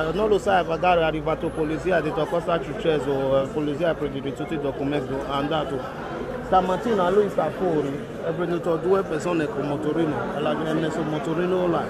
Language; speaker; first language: Italian; non-native, learner; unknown